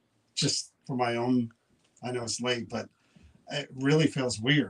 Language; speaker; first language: English; native; English